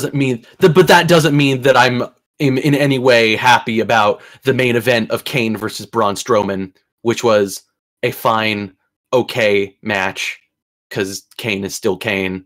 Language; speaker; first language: English; native; English